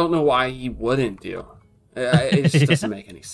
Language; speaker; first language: English; native; English